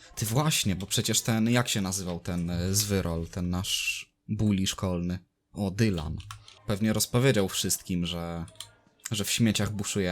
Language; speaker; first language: Polish; native; Polish